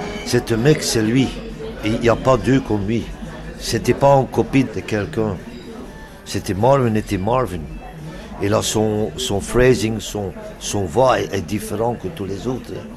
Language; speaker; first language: French; non-native, local second language; Dutch